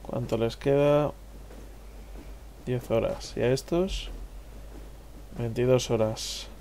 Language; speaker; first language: Spanish; native; Spanish